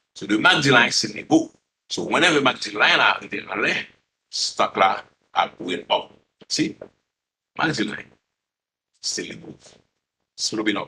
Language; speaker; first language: English; non-native, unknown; Haitian Creole